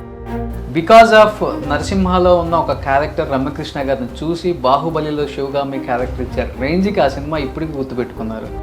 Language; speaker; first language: Telugu; native; Telugu